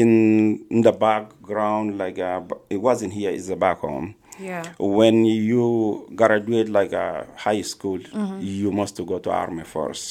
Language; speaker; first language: English; non-native, learner; Arabic